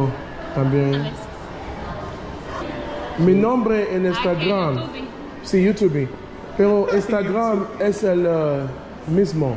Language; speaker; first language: Spanish; non-native, learner; English